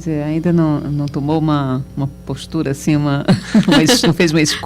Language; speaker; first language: Portuguese; native; Portuguese